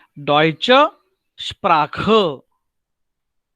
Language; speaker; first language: German; non-native, learner; Marathi